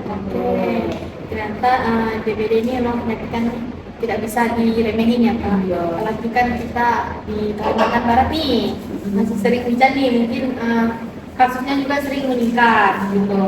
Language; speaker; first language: Indonesian; native; Indonesian